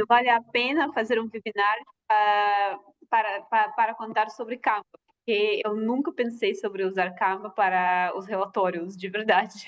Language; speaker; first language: Portuguese; non-native, fluent; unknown